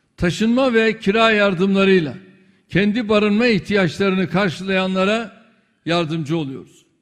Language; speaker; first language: Turkish; native; Turkish